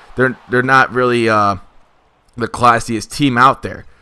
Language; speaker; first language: English; native; English